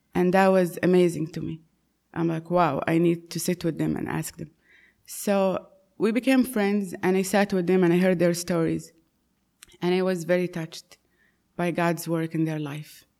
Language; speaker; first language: English; non-native, fluent; Arabic